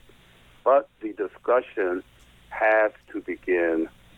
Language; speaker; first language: English; native; English